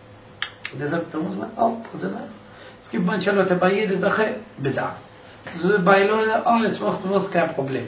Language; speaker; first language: German; non-native, fluent; Arabic